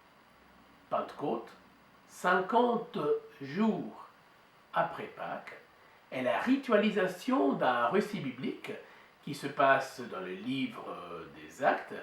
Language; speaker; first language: French; native; French